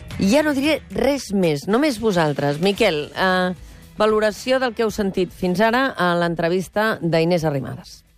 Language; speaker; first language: Catalan; native; Catalan